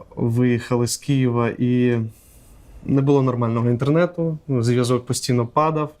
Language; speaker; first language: Ukrainian; non-native, local second language; Russian